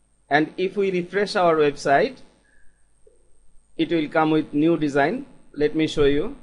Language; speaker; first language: English; non-native, local second language; Bangla